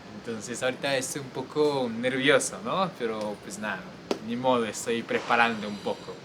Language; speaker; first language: Spanish; non-native, fluent; Japanese